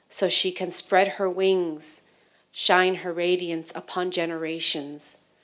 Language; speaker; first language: English; early bilingual, other home language; Spanish